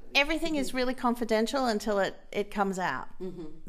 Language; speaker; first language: English; native; English